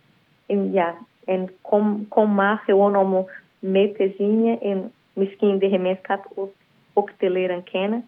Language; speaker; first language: Dutch; non-native, learner; Portuguese